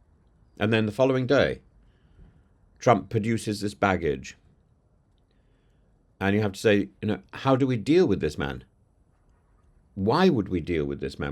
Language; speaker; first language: English; native; English